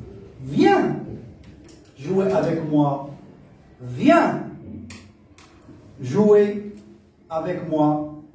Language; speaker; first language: French; non-native, local second language; Arabic